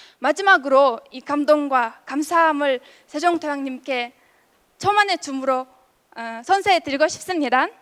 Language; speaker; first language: Korean; non-native, fluent; Kyrgyz